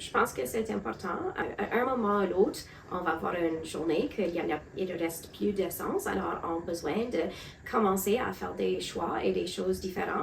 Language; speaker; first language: French; non-native, local second language; English